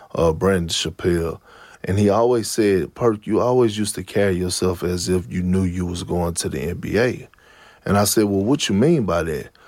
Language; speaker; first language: English; native; English